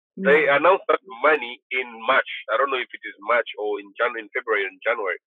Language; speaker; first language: English; non-native, local second language; Bemba